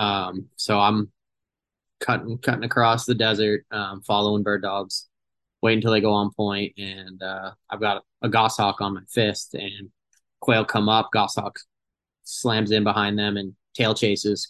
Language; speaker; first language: English; native; English